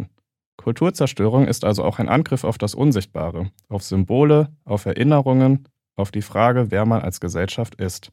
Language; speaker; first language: German; native; German